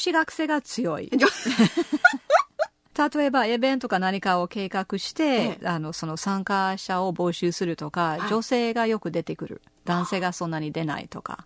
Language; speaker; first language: Japanese; non-native, fluent; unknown